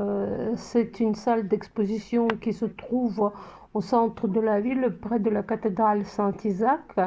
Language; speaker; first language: French; non-native, fluent; Russian